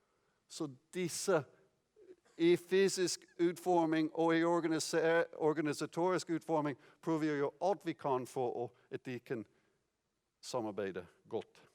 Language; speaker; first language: Norwegian; non-native, fluent; English